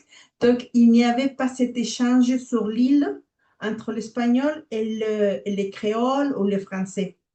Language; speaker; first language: French; non-native, fluent; Spanish